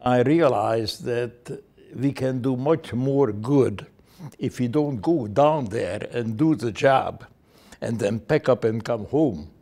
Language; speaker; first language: English; non-native, fluent; Hungarian